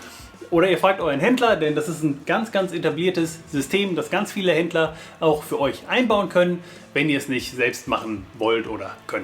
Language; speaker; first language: German; native; German